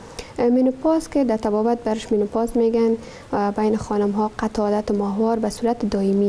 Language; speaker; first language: Persian; native; Persian